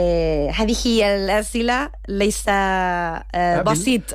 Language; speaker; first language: Arabic; non-native, learner; Spanish